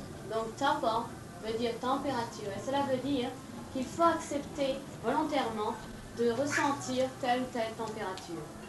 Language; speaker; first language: French; native; French